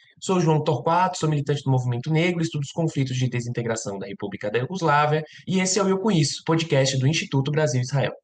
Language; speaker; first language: Portuguese; native; Portuguese